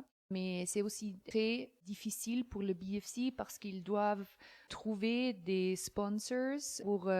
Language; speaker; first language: French; non-native, fluent; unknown